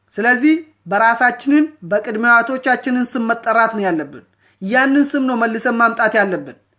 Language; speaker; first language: Amharic; non-native, local second language; Oromo